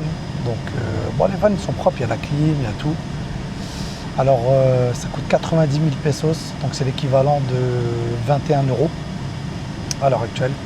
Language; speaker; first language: French; native; French